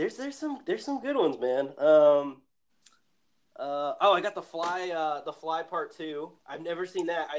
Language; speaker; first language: English; native; English